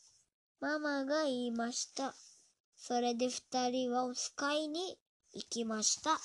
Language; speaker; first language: Japanese; non-native, learner; Indonesian